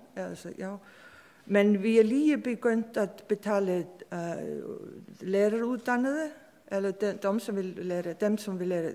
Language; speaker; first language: Danish; non-native, fluent; Icelandic